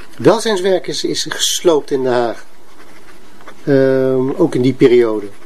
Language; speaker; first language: Dutch; native; Dutch